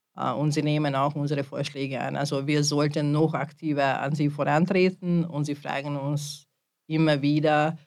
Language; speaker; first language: German; non-native, fluent; Hungarian